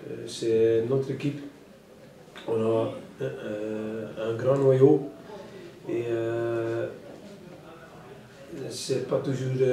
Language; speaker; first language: French; non-native, local second language; Dutch